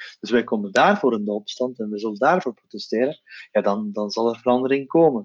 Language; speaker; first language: Dutch; non-native, local second language; Turkish